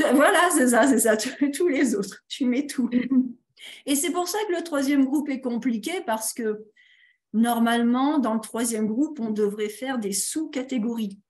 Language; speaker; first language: French; native; French